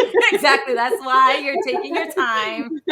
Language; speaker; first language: English; native; English